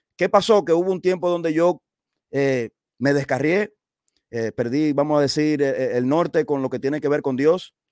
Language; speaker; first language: Spanish; native; Spanish